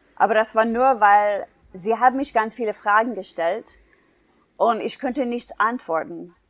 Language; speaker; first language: German; non-native, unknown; English